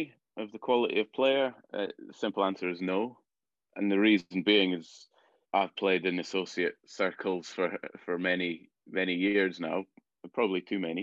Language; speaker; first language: English; native; English